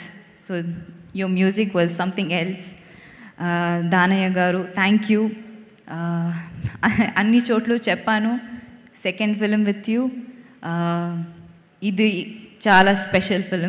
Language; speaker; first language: Telugu; non-native, learner; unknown